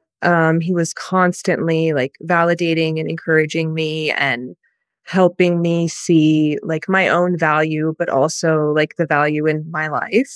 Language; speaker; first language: English; native; English